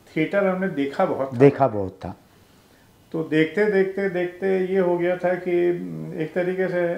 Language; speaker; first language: Hindi; native; Hindi